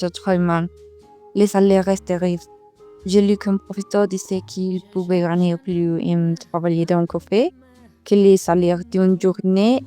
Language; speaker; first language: French; non-native, learner; Spanish